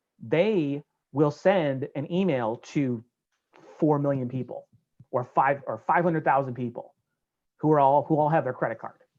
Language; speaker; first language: English; native; English